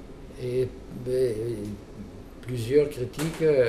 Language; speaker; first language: French; non-native, fluent; Italian